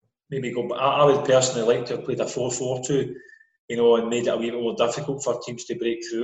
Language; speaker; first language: English; native; English